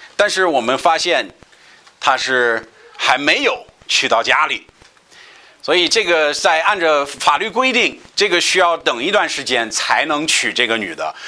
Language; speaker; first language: Chinese; non-native, fluent; English